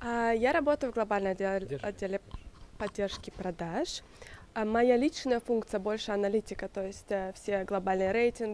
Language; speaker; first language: Russian; native; Russian